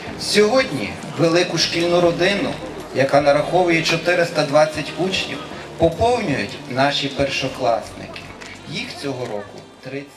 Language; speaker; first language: Ukrainian; native; Ukrainian